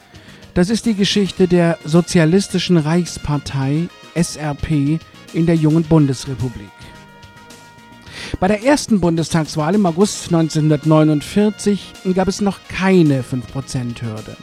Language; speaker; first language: German; native; German